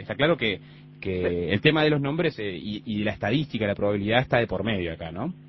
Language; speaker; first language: Spanish; native; Spanish